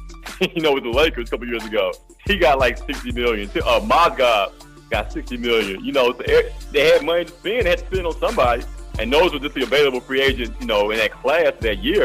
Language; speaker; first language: English; native; English